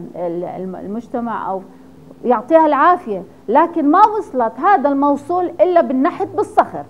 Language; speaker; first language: Arabic; native; Arabic